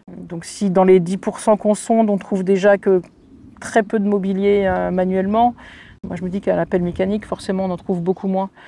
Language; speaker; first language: French; native; French